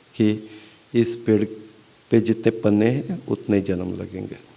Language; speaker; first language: Hindi; non-native, local second language; Marathi